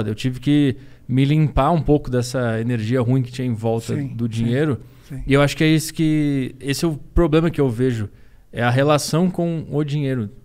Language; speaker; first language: Portuguese; native; Portuguese